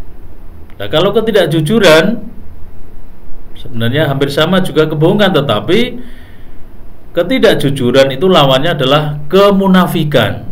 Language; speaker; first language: Indonesian; native; Indonesian